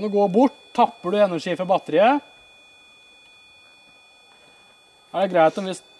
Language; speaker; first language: Norwegian; native; Norwegian